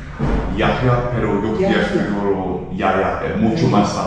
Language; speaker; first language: Spanish; non-native, learner; English